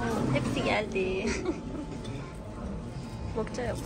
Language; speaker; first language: Korean; non-native, learner; Turkish